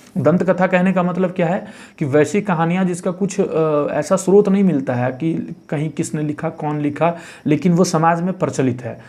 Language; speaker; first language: Hindi; native; Hindi